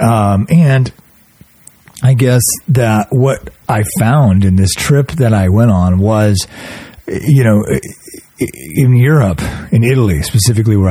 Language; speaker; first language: English; native; English